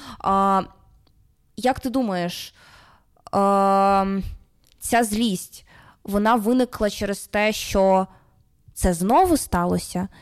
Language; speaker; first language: Ukrainian; non-native, local second language; Russian